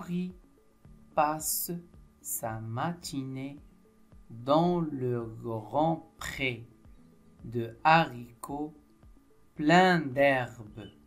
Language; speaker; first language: French; non-native, local second language; Arabic